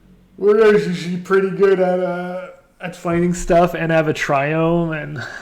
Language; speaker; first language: English; non-native, fluent; French